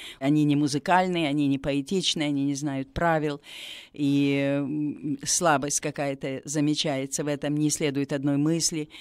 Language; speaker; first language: Russian; native; Russian